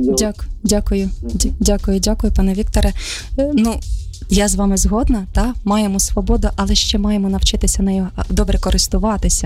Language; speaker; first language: Ukrainian; native; Ukrainian